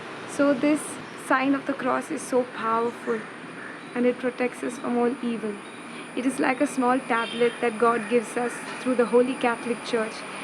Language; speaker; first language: English; non-native, local second language; Malayalam